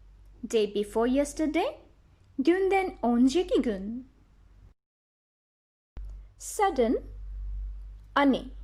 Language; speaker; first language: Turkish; non-native, fluent; Bangla